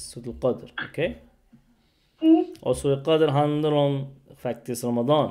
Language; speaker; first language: Swedish; non-native, fluent; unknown